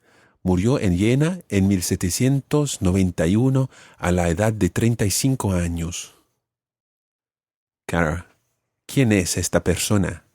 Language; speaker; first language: Spanish; non-native, fluent; English